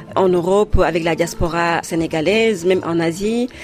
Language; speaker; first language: French; non-native, local second language; Wolof